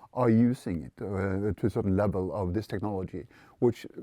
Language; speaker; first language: English; non-native, fluent; Norwegian